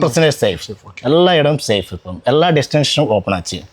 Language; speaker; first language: Tamil; non-native, learner; Malayalam